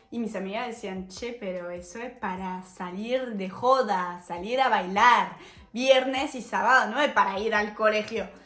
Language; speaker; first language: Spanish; non-native, fluent; French